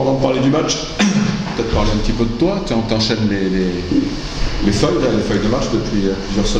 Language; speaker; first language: French; native; French